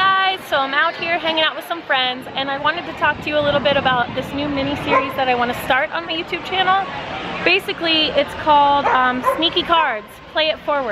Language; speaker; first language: English; native; English